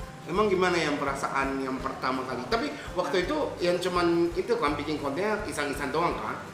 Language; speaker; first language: Indonesian; non-native, fluent; Japanese